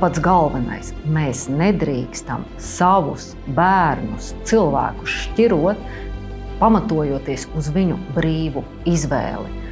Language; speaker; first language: Latvian; native; Latvian